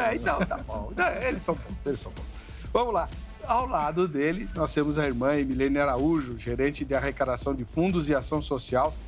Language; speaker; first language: Portuguese; native; Portuguese